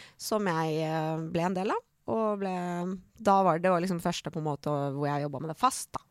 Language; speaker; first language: Norwegian; early bilingual, other home language; Persian